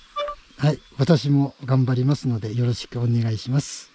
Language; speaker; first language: Japanese; native; Japanese